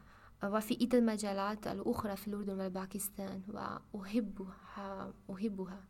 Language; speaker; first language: Arabic; non-native, learner; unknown